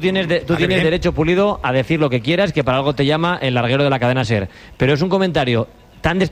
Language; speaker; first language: Spanish; native; Spanish